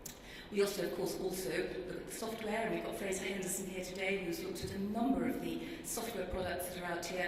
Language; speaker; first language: English; native; English